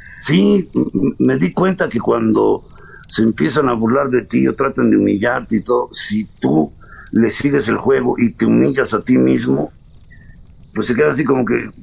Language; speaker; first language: Spanish; native; Spanish